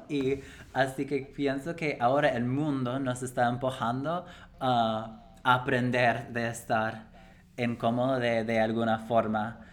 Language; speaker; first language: Spanish; non-native, fluent; English